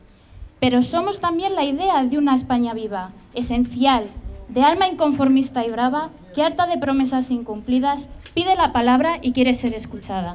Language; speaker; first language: Spanish; native; Spanish